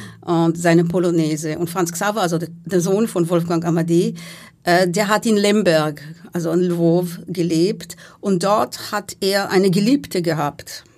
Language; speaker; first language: German; non-native, fluent; Hebrew